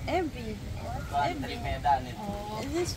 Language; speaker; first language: English; non-native, learner; Indonesian